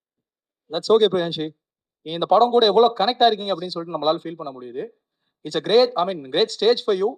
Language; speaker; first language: Tamil; native; Tamil